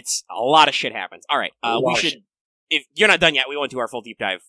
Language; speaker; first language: English; native; English